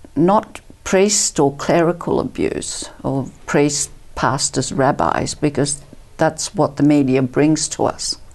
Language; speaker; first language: English; early bilingual, other home language; Italian